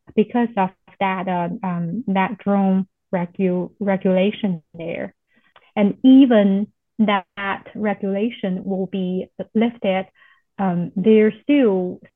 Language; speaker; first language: English; non-native, fluent; Chinese